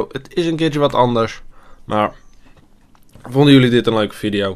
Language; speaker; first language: Dutch; native; Dutch